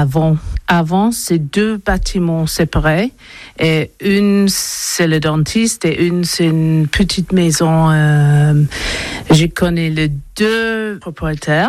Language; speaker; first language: French; non-native, learner; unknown